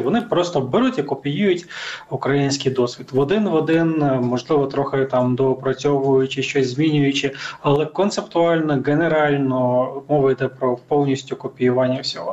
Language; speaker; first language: Ukrainian; native; Ukrainian